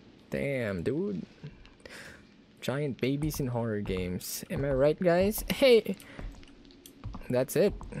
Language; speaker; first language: English; non-native, local second language; Filipino